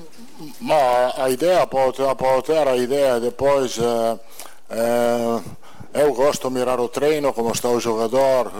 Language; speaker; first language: Portuguese; non-native, learner; Italian